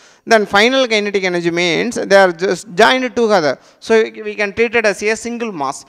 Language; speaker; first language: English; non-native, local second language; Tamil